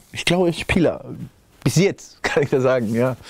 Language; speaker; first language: German; non-native, fluent; Spanish